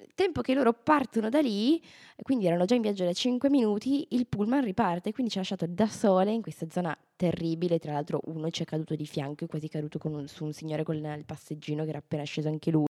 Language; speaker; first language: Italian; native; Italian